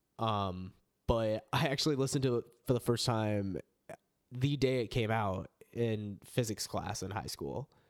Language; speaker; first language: English; native; English